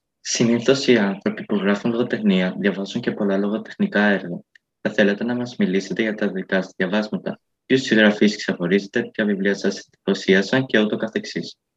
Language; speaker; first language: Greek; native; Greek